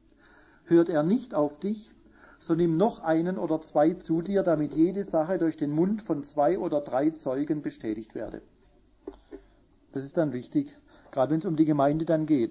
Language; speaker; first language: German; native; German